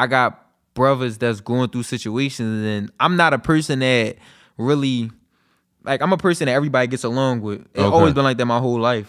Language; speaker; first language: English; native; English